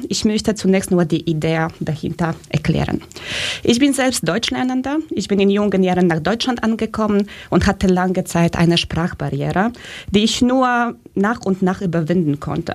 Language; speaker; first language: German; early bilingual, other home language; Polish